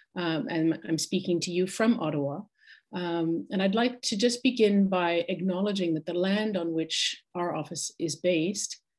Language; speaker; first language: English; native; English